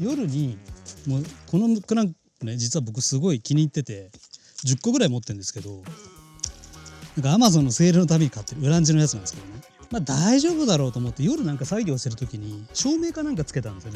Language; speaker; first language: Japanese; native; Japanese